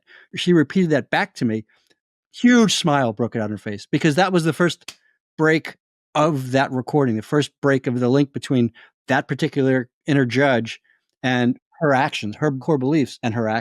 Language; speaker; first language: English; native; English